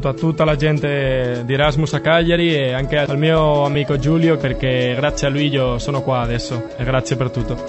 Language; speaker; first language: Italian; non-native, learner; Spanish